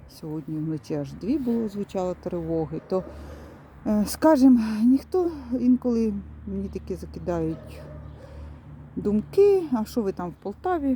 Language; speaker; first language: Ukrainian; native; Ukrainian